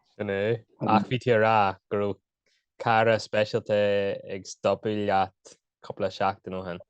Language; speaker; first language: Irish; non-native, local second language; English